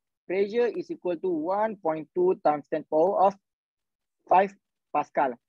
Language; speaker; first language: English; non-native, local second language; Malay